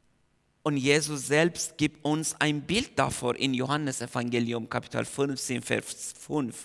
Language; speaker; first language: German; non-native, fluent; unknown